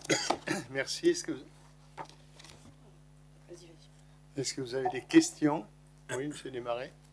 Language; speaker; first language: French; native; French